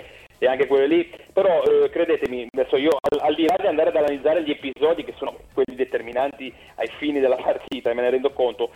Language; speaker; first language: Italian; native; Italian